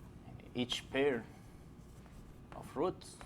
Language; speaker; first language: English; non-native, fluent; Spanish